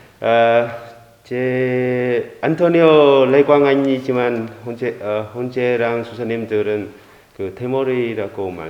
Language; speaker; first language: Korean; non-native, learner; Vietnamese